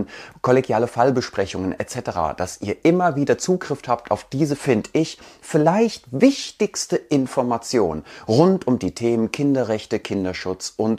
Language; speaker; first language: German; native; German